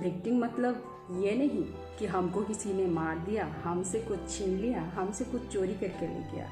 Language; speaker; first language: Hindi; non-native, local second language; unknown